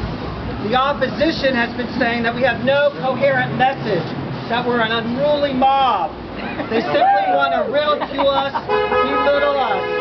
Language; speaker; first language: English; native; English